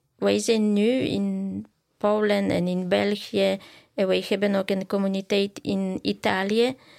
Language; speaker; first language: Dutch; non-native, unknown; Polish